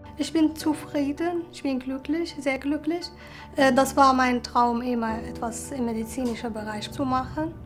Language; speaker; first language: German; non-native, fluent; Arabic